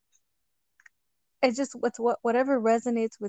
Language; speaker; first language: English; native; English